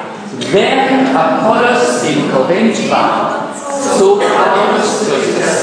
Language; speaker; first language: German; non-native, fluent; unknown